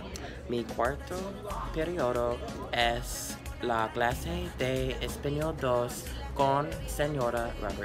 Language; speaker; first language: Spanish; non-native, learner; English